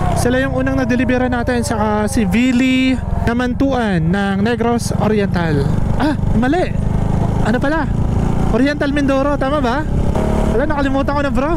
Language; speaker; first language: Filipino; non-native, local second language; Bikol